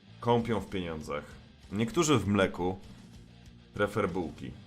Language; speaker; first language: Polish; native; Polish